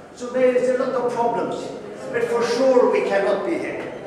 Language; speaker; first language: English; non-native, fluent; Swedish